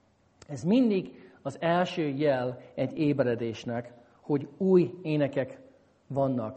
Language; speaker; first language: Hungarian; non-native, fluent; English